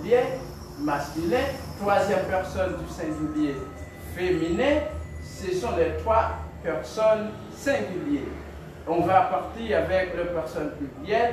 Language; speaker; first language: French; non-native, local second language; Haitian Creole